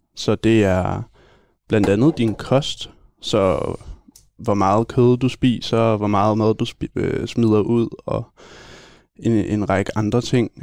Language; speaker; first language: Danish; native; Danish